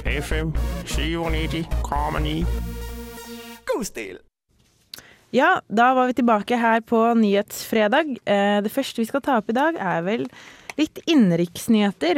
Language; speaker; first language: Norwegian; native; Norwegian